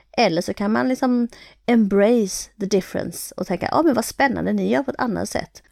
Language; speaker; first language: Swedish; early bilingual, other home language; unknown